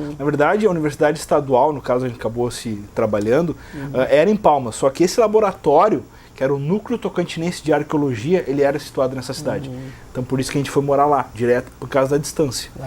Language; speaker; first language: Portuguese; native; Portuguese